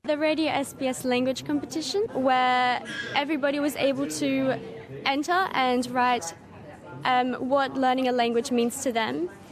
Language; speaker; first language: English; early bilingual, other home language; Russian